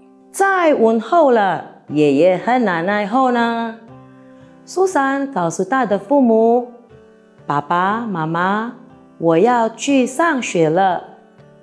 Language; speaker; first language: Chinese; non-native, fluent; Filipino